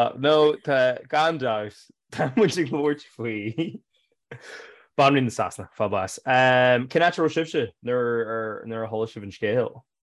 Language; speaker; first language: Irish; native; Irish